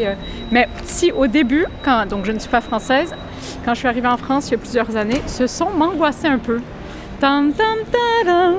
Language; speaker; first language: French; non-native, fluent; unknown